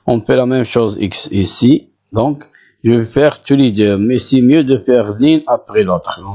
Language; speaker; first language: French; non-native, local second language; Arabic